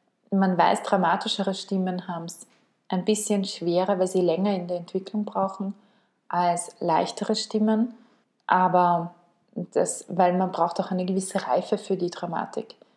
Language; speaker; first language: German; native; German